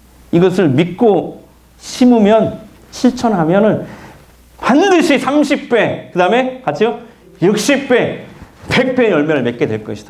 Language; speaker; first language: Korean; native; Korean